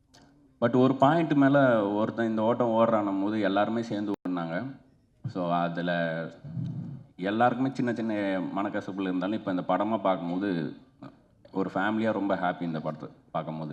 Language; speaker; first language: Tamil; native; Tamil